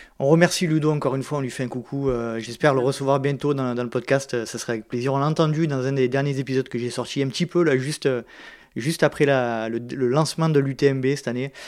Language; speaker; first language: French; native; French